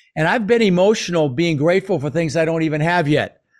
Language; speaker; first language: English; early bilingual, other home language; Dutch